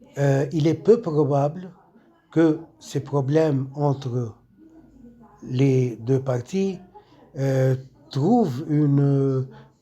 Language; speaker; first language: French; non-native, local second language; Arabic